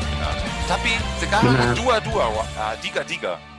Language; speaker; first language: Indonesian; non-native, fluent; German